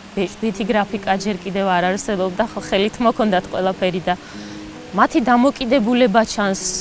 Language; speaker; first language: Georgian; non-native, local second language; Svan